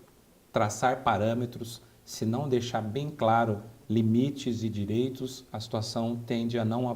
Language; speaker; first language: Portuguese; native; Portuguese